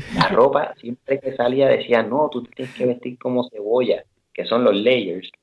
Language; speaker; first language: Spanish; native; Spanish